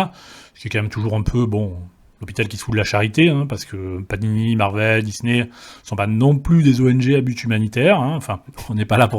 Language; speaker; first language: French; native; French